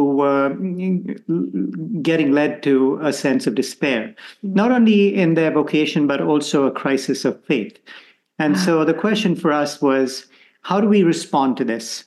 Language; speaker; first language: English; non-native, local second language; Konkani